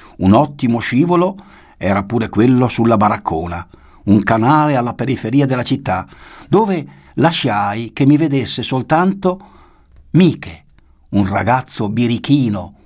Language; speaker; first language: Italian; native; Italian